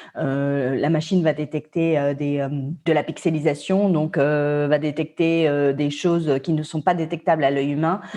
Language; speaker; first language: French; non-native, fluent; Spanish